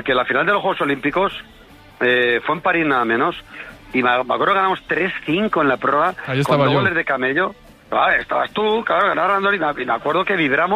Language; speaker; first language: Spanish; native; Spanish